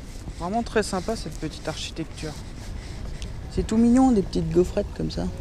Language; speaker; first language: French; native; French